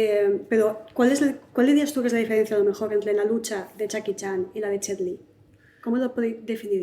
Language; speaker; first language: Spanish; native; Spanish